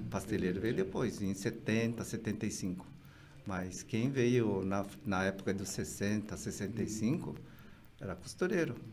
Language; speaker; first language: Portuguese; early bilingual, other home language; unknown